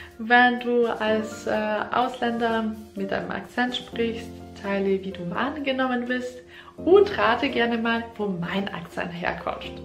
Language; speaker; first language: German; non-native, fluent; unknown